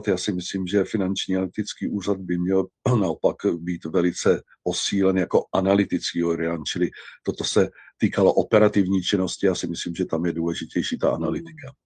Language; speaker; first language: Czech; native; Czech